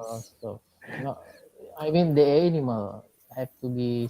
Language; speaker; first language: English; non-native, learner; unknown